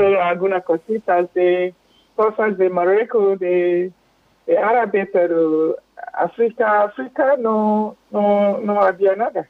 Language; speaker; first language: Spanish; non-native, fluent; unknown